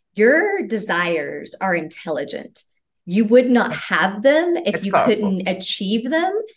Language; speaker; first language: English; native; English